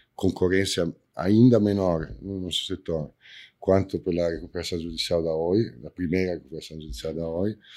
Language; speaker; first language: Portuguese; non-native, fluent; Italian